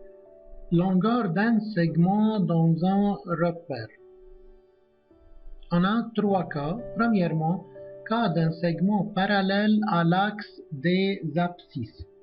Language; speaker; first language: French; non-native, local second language; Arabic